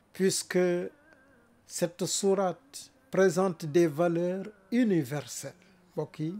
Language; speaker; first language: French; non-native, local second language; Wolof